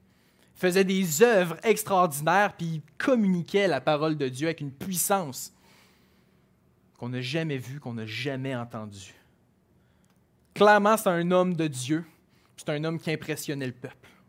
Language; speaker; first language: French; native; French